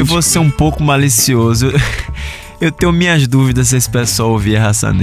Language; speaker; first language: Portuguese; native; Portuguese